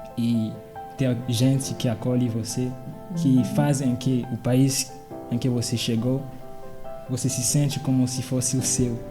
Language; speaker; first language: Portuguese; non-native, fluent; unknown